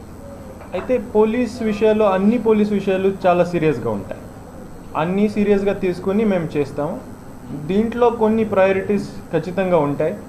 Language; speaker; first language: Telugu; non-native, learner; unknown